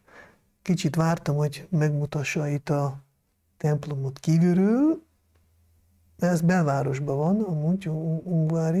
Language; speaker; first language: Hungarian; non-native, local second language; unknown